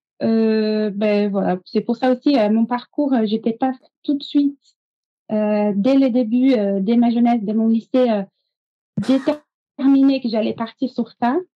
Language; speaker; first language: French; non-native, fluent; Portuguese